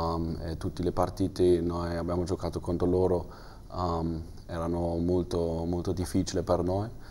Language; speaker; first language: Italian; non-native, learner; German